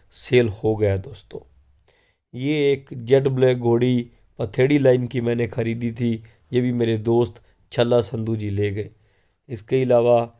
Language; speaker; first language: Hindi; non-native, local second language; Punjabi